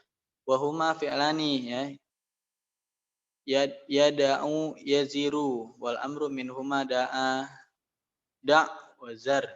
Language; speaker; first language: Arabic; non-native, learner; Indonesian